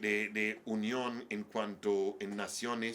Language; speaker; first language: Spanish; non-native, learner; English